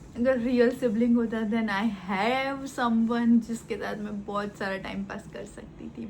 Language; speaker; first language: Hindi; non-native, local second language; Gujarati